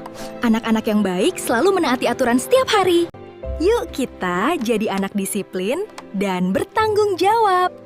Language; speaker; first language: Indonesian; native; Indonesian